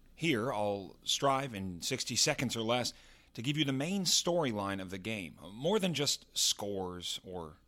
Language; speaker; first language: English; native; English